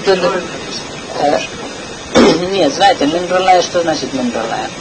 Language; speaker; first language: Russian; non-native, learner; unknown